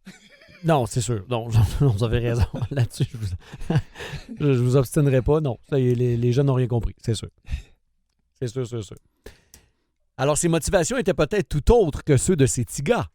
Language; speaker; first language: French; native; French